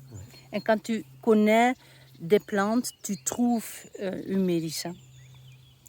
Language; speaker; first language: French; non-native, learner; Dutch